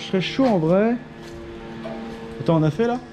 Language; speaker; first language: French; native; French